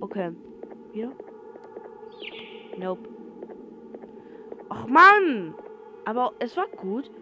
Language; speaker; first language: German; non-native, learner; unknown